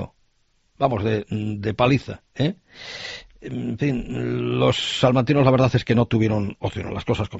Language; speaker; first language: Spanish; native; Spanish